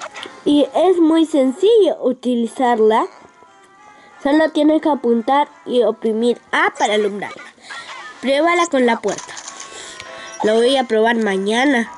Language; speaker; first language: Spanish; native; Spanish